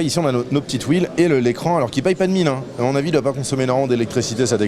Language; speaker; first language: French; native; French